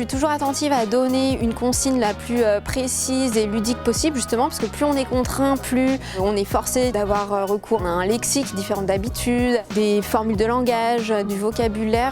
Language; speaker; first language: French; native; French